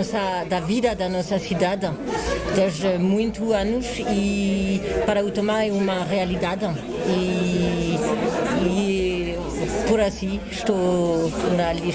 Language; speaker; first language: Portuguese; non-native, fluent; French